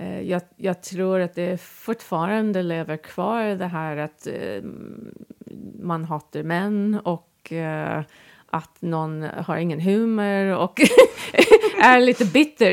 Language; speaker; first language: Swedish; non-native, fluent; English